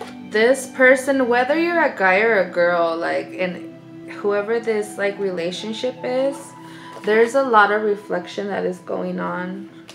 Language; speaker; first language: English; early bilingual, other home language; Spanish